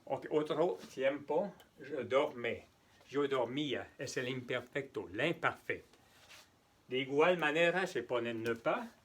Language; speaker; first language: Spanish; non-native, fluent; French